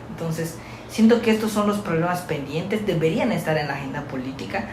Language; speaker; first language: Spanish; native; Spanish